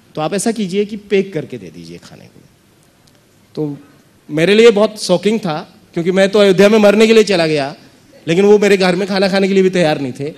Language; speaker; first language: Hindi; native; Hindi